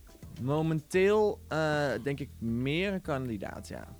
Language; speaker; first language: Dutch; native; Dutch